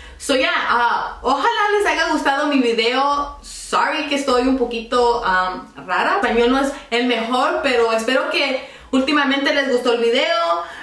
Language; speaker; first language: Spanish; early bilingual, other home language; English